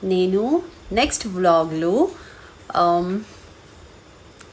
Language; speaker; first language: Telugu; non-native, learner; Kannada